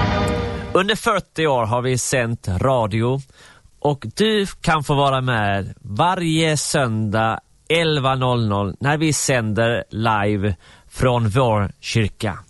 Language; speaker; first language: Swedish; native; Swedish